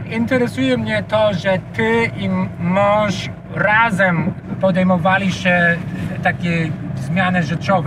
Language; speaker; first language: Polish; non-native, learner; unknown